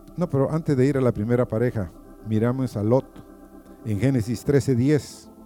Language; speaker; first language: Spanish; native; Spanish